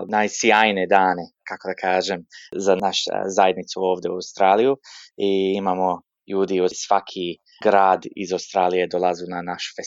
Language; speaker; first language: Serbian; early bilingual, heritage; Serbian